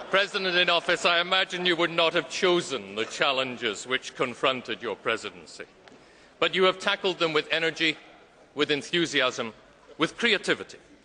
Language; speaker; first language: English; native; English